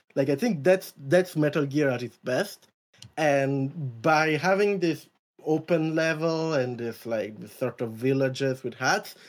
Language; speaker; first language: English; non-native, fluent; Italian